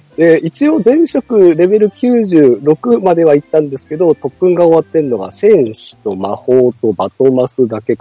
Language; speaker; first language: Japanese; native; Japanese